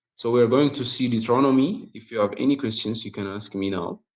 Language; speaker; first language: English; non-native, local second language; Amharic